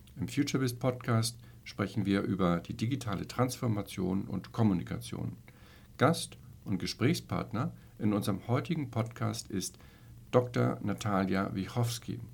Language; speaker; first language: German; native; German